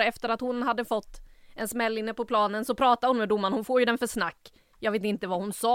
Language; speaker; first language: Swedish; native; Swedish